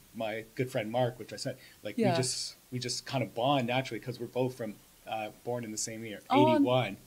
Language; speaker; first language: English; native; English